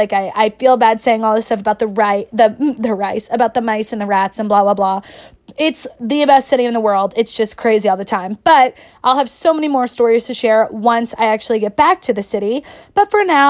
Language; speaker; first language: English; native; English